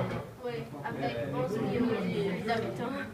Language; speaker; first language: French; non-native, learner; Portuguese